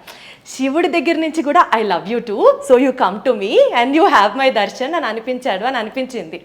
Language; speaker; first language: Telugu; native; Telugu